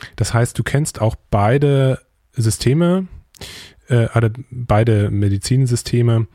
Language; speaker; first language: German; native; German